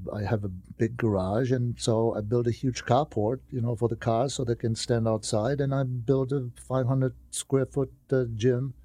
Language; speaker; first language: English; non-native, fluent; German